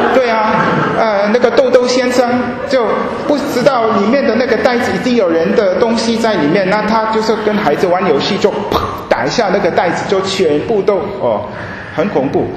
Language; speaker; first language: Chinese; non-native, fluent; German